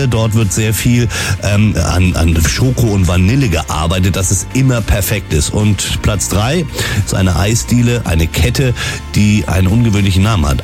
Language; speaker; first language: German; native; German